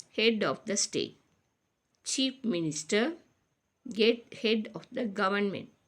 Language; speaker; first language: English; non-native, local second language; Tamil